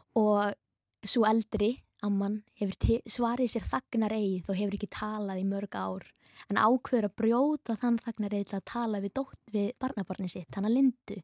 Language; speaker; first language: Icelandic; native; Icelandic